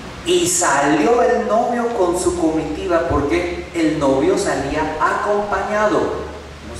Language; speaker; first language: Spanish; native; Spanish